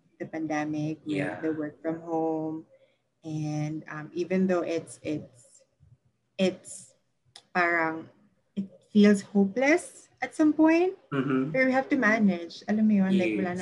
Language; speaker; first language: English; non-native, local second language; Cebuano